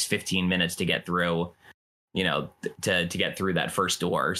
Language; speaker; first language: English; native; English